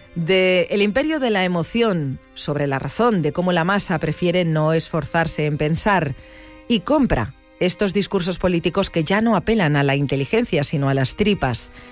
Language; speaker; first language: Spanish; native; Spanish